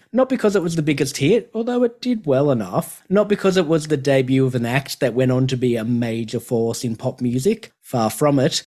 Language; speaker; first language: English; native; English